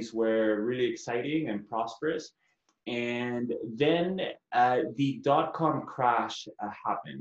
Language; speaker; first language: English; non-native, fluent; Spanish